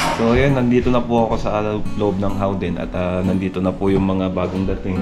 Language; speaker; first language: Filipino; non-native, local second language; Iloko